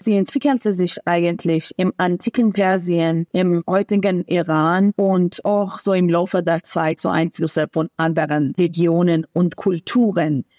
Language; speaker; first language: German; non-native, fluent; Persian